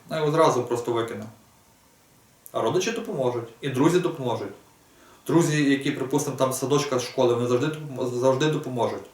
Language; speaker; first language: Ukrainian; native; Ukrainian